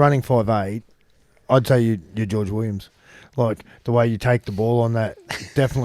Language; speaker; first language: English; native; English